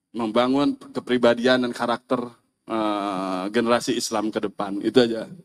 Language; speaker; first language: Indonesian; native; Indonesian